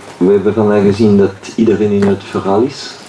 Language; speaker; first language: Dutch; non-native, local second language; French